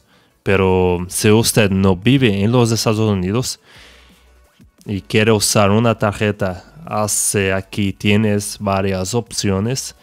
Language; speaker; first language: Spanish; non-native, fluent; Portuguese